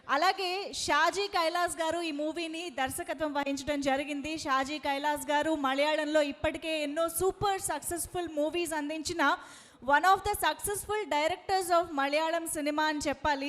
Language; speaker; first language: Telugu; native; Telugu